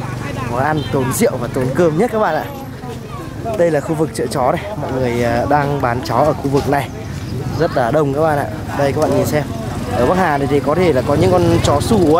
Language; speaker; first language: Vietnamese; native; Vietnamese